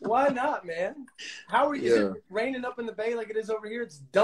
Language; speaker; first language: English; native; English